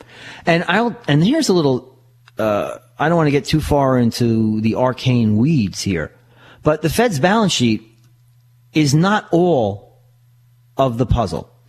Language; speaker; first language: English; native; English